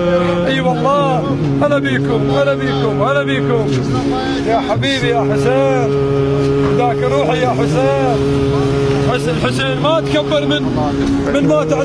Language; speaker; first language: Arabic; native; Arabic